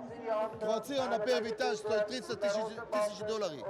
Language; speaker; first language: Russian; non-native, learner; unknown